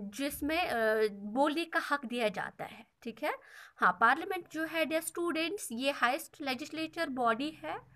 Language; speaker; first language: Hindi; non-native, local second language; Kashmiri